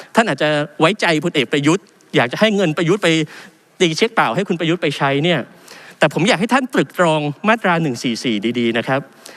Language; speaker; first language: Thai; native; Thai